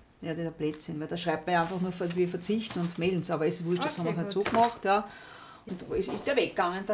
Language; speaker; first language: German; native; German